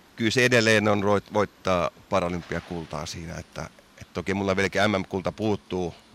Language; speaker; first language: Finnish; early bilingual, heritage; Finnish